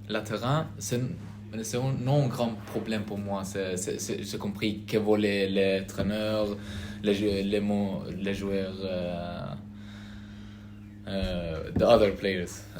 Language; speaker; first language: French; non-native, learner; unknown